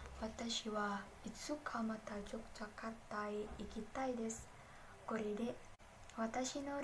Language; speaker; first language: Japanese; non-native, learner; Indonesian